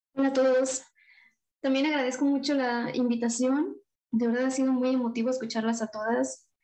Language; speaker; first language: Spanish; native; Spanish